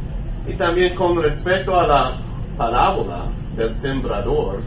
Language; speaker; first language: Spanish; non-native, learner; English